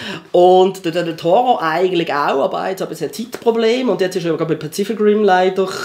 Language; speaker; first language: German; native; German